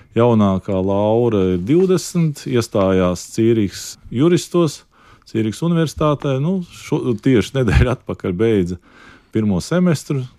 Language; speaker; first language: Latvian; native; Latvian